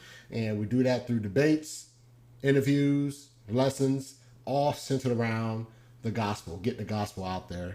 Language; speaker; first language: English; native; English